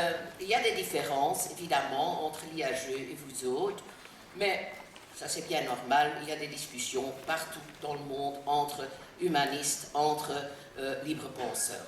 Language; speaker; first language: French; non-native, fluent; Dutch